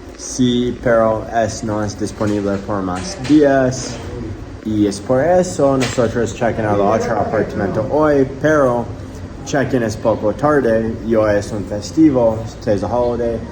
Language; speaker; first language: Spanish; non-native, learner; English